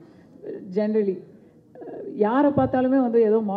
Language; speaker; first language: Tamil; native; Tamil